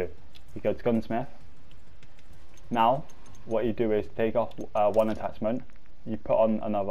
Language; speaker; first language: English; native; English